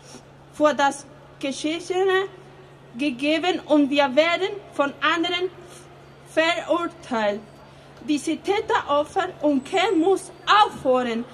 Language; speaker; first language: German; non-native, fluent; Spanish